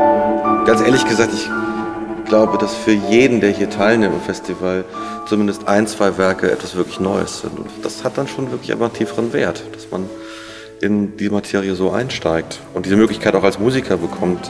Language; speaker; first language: German; native; German